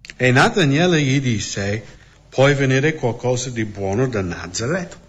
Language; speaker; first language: Italian; non-native, fluent; English